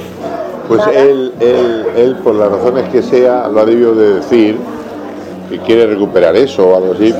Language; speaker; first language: Spanish; native; Spanish